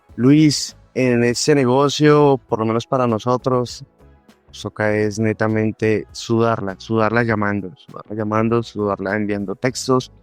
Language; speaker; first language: Spanish; native; Spanish